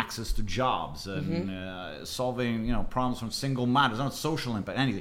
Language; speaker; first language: English; non-native, fluent; Italian